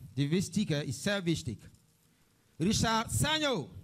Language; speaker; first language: German; non-native, learner; Mandingo